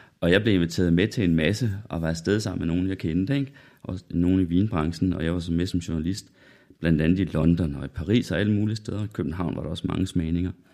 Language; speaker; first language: Danish; native; Danish